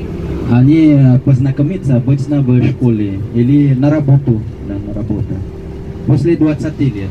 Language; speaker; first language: Russian; non-native, fluent; Balinese